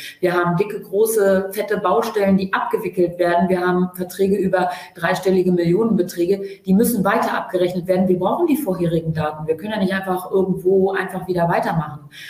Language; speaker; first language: German; early bilingual, other home language; Turkish